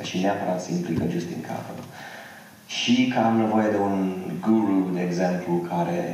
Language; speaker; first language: Romanian; non-native, fluent; English